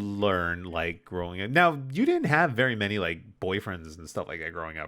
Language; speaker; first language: English; native; English